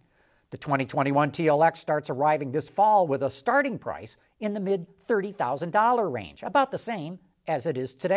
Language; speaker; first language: English; native; English